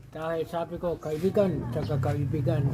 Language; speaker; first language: Filipino; non-native, learner; German